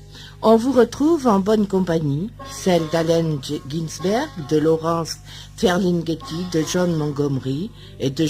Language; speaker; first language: French; native; French